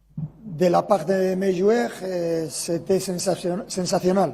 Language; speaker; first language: French; non-native, learner; Spanish